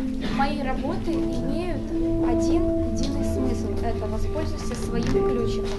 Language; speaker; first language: Russian; native; Russian